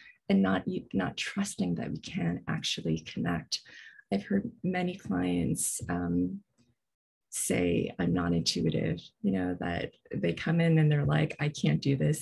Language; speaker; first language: English; early bilingual, other home language; Korean